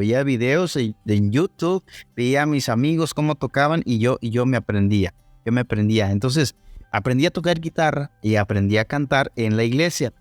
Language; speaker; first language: Spanish; non-native, local second language; Zapotec